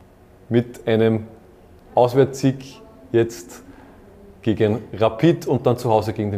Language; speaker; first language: German; native; German